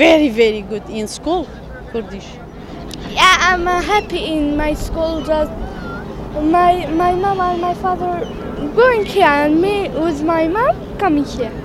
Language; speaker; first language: English; non-native, learner; Kurdish